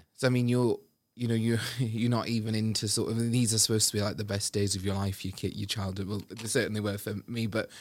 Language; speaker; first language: English; native; English